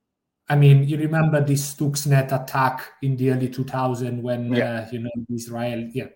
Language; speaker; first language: English; non-native, fluent; Italian